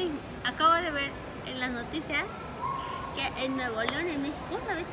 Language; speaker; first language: Spanish; native; Spanish